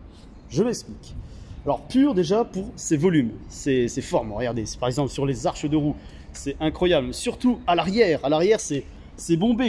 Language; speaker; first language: French; native; French